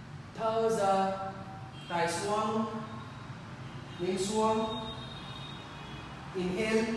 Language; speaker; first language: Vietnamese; non-native, learner; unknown